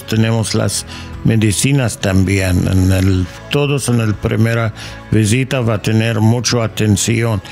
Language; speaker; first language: Spanish; non-native, fluent; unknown